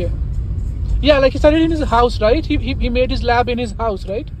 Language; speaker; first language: English; non-native, fluent; Punjabi